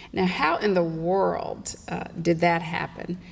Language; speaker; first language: English; native; English